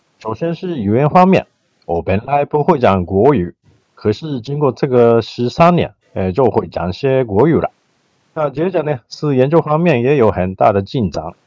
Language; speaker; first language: Chinese; non-native, fluent; Japanese